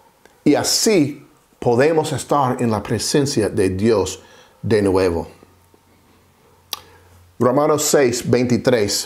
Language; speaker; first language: Spanish; non-native, fluent; English